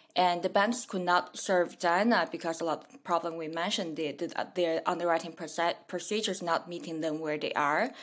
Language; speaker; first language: English; non-native, fluent; Chinese